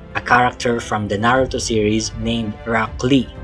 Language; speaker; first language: English; non-native, local second language; Filipino